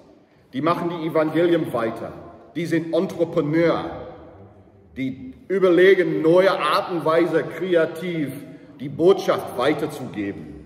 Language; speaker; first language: German; non-native, learner; English